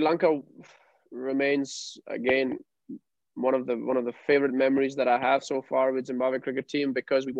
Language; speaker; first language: English; non-native, local second language; Punjabi